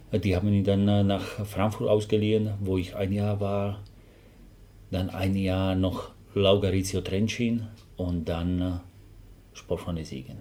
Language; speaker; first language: German; non-native, fluent; Slovak